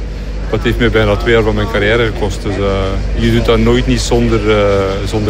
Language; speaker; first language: Dutch; native; Dutch